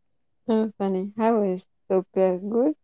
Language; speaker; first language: English; non-native, learner; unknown